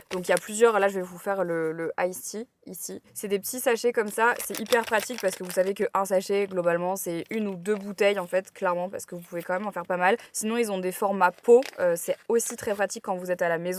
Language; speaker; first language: French; native; French